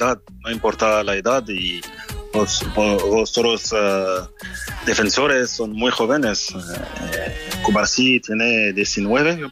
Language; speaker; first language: Spanish; non-native, fluent; French